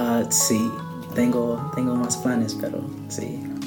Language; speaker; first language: Spanish; non-native, learner; English